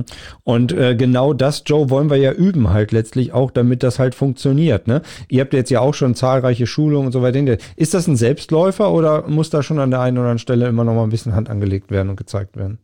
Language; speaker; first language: German; native; German